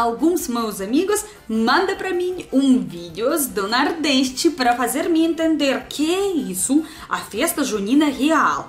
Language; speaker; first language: Portuguese; non-native, learner; Russian